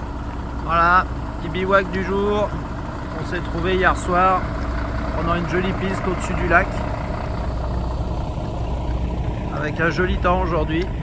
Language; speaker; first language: French; native; French